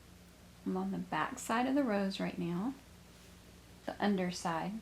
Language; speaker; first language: English; native; English